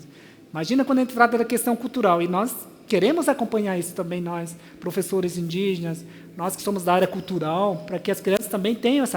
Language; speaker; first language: Portuguese; non-native, local second language; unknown